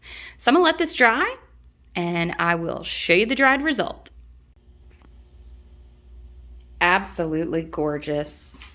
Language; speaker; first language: English; native; English